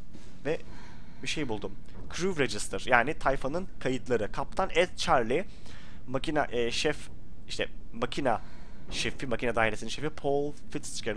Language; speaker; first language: Turkish; native; Turkish